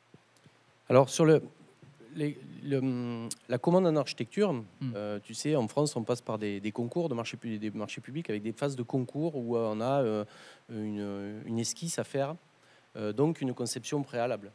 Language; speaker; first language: French; native; French